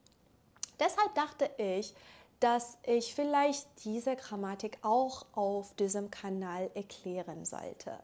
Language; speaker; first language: German; native; German